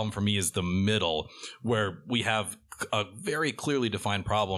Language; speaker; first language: English; native; English